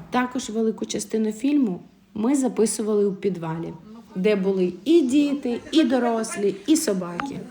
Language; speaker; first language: Ukrainian; native; Ukrainian